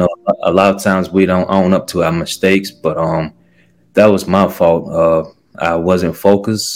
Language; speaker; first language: English; native; English